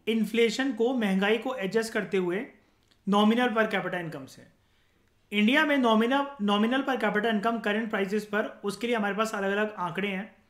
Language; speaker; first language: Hindi; native; Hindi